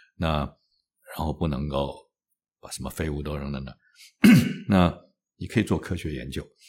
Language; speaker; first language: Chinese; native; Chinese